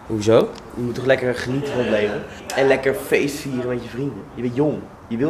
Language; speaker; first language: Dutch; native; Dutch